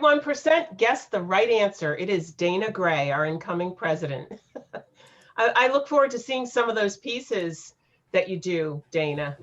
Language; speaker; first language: English; native; English